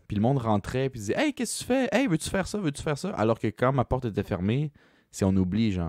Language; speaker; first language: French; native; French